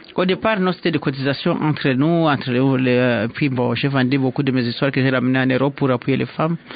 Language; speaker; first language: French; non-native, local second language; Swahili